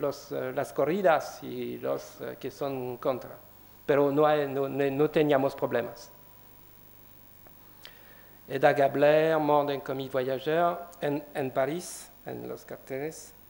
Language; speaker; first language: Spanish; non-native, learner; French